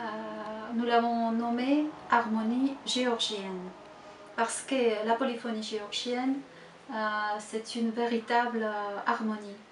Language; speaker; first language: French; non-native, fluent; Georgian